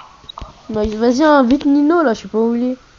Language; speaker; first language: French; native; French